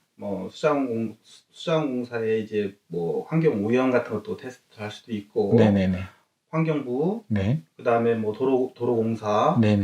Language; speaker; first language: Korean; native; Korean